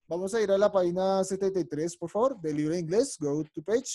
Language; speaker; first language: Spanish; native; Spanish